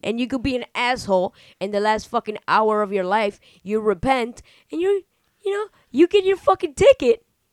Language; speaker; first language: English; native; English